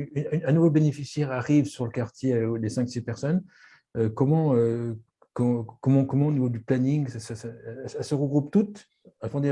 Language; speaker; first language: French; native; French